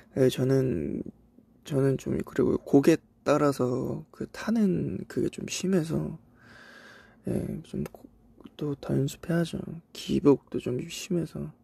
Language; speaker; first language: Korean; native; Korean